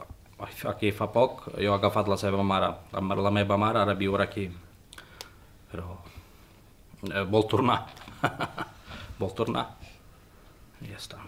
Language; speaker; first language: Catalan; non-native, learner; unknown